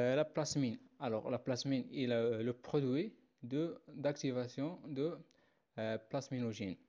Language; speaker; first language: French; non-native, local second language; Arabic